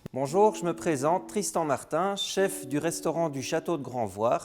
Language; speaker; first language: French; native; French